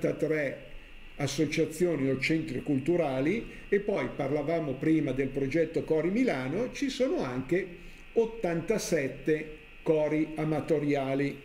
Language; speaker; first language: Italian; native; Italian